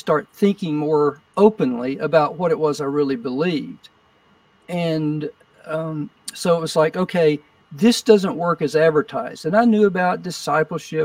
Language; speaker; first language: English; native; English